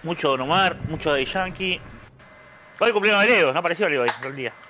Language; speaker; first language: Spanish; native; Spanish